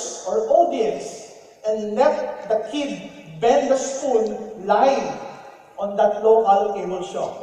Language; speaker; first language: English; non-native, local second language; Filipino